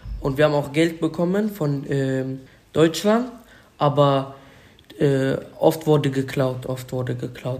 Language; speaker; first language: German; non-native, learner; Arabic